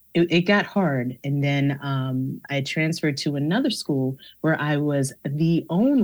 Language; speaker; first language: English; native; English